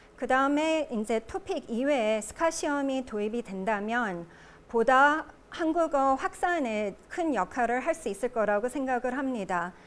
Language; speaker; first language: Korean; native; Korean